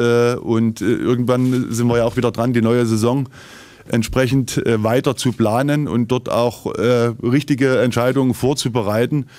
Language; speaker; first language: German; native; German